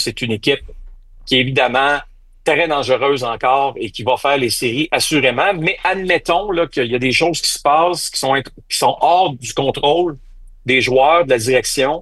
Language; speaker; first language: French; native; French